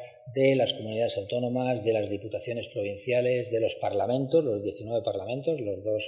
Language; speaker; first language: Spanish; native; Spanish